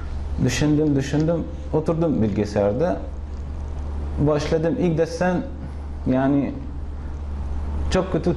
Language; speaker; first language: Turkish; non-native, fluent; Arabic